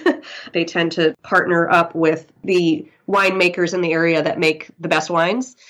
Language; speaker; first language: English; native; English